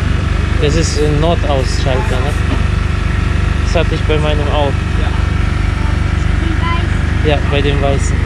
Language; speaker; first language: German; non-native, fluent; Russian